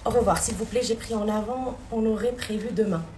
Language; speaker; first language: French; non-native, local second language; Arabic